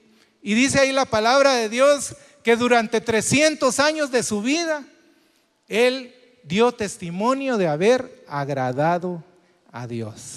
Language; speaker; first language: Spanish; native; Spanish